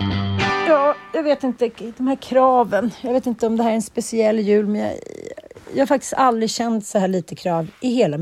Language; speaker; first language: Swedish; native; Swedish